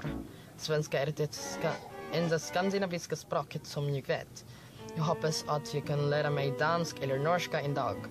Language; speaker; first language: Swedish; non-native, learner; Filipino